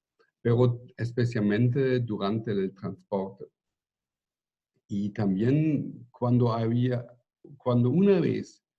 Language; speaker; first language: Spanish; non-native, fluent; German